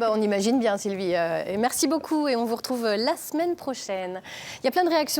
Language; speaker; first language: French; native; French